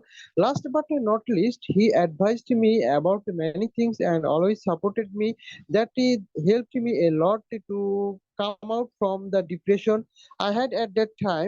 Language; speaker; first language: English; non-native, learner; Bangla